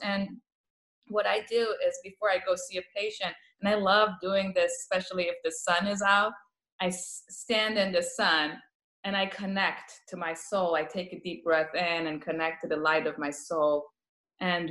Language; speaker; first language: English; non-native, fluent; Persian